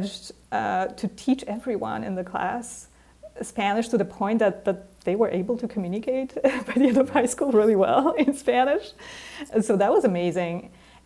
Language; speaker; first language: English; non-native, fluent; Polish